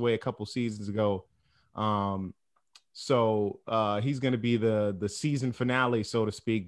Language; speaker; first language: English; native; English